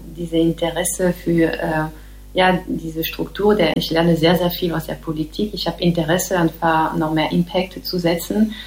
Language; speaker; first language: German; non-native, fluent; French